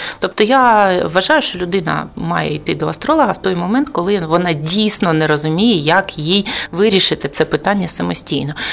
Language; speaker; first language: Ukrainian; non-native, local second language; Russian